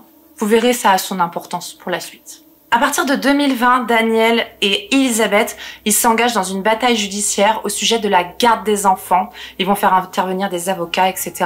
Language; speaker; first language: French; native; French